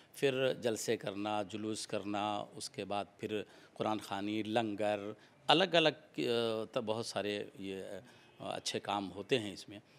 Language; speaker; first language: Hindi; native; Hindi